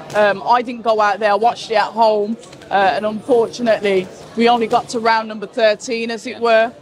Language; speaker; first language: English; native; English